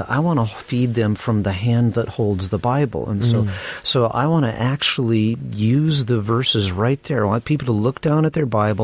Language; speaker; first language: English; native; English